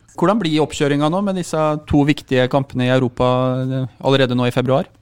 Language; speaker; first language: Norwegian; native; Norwegian